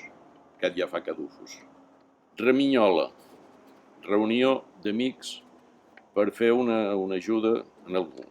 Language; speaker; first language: Catalan; native; Catalan